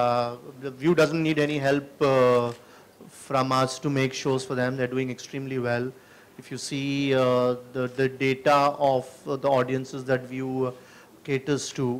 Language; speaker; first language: English; non-native, local second language; Hindi